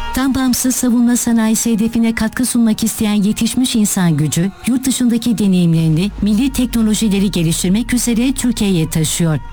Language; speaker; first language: Turkish; native; Turkish